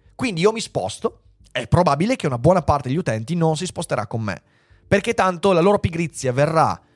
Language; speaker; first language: Italian; native; Italian